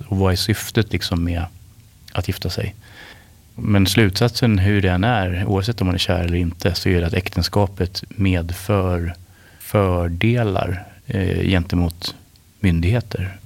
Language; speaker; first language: Swedish; native; Swedish